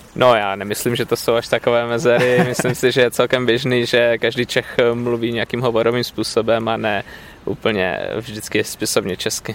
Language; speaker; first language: Czech; native; Czech